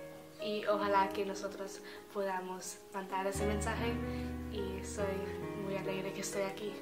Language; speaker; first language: Spanish; early bilingual, heritage; Spanish